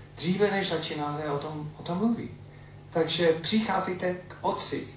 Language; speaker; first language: Czech; non-native, fluent; English